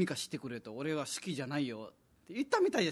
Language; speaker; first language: Japanese; non-native, fluent; Nepali